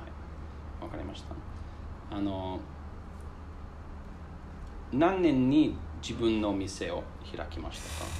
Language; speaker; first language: Japanese; non-native, learner; English